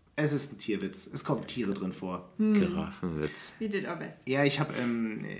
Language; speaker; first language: German; native; German